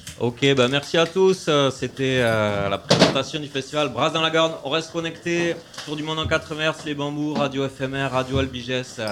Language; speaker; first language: French; native; French